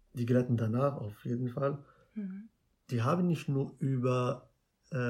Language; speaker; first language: German; non-native, fluent; Arabic